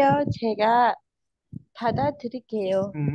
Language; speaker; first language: Korean; non-native, learner; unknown